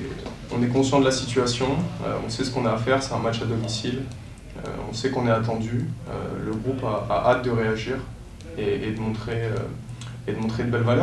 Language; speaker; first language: French; native; French